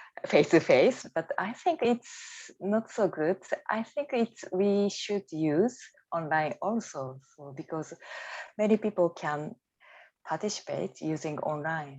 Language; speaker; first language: English; non-native, learner; Japanese